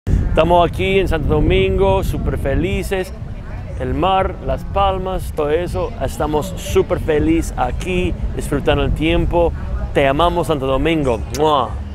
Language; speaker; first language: Spanish; non-native, fluent; English